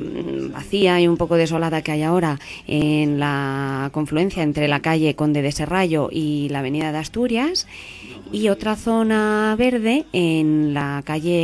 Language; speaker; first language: Spanish; native; Spanish